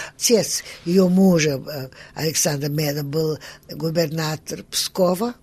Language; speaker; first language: Russian; early bilingual, heritage; Russian